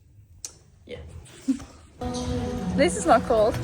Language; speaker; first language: English; native; English